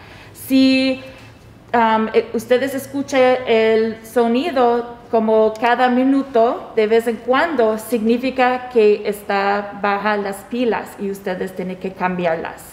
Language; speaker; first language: Spanish; early bilingual, heritage; Spanish